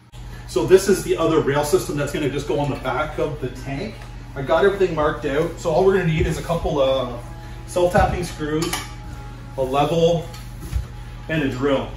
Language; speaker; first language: English; native; English